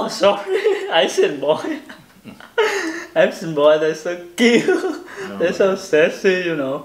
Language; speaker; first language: English; non-native, learner; Vietnamese